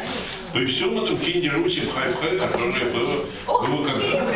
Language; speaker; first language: Russian; native; Russian